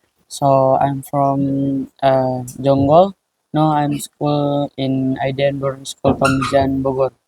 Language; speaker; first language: English; non-native, learner; Indonesian